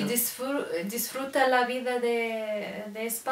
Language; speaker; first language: Spanish; non-native, learner; Arabic